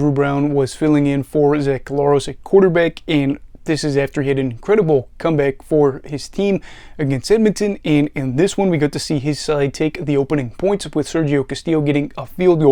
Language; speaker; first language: English; native; English